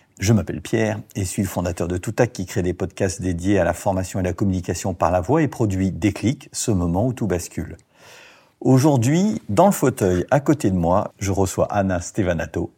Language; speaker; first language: French; native; French